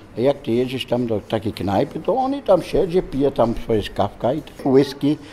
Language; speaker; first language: Polish; non-native, learner; Dutch